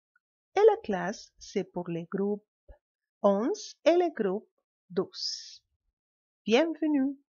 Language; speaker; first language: French; non-native, fluent; Spanish